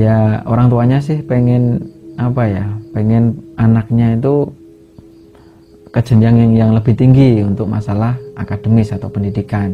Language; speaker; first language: Indonesian; native; Indonesian